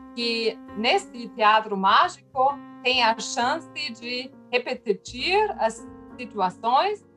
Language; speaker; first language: Portuguese; non-native, fluent; German